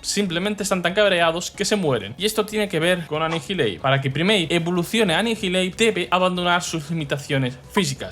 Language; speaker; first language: Spanish; native; Spanish